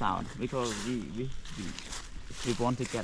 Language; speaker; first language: English; non-native, learner; Khmer